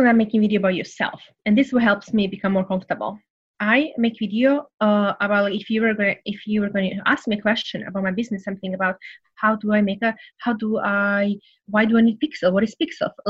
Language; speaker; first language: English; non-native, fluent; Serbian